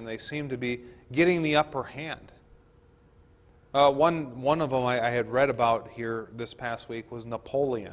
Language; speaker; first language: English; native; English